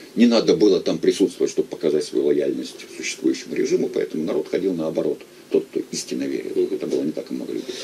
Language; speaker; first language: Russian; native; Russian